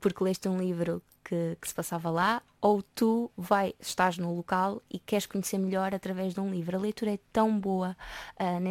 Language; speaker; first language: Portuguese; native; Portuguese